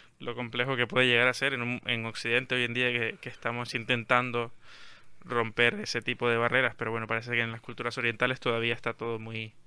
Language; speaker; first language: Spanish; native; Spanish